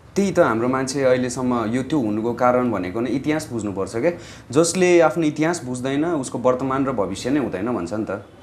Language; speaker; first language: Nepali; non-native, local second language; Eastern Tamang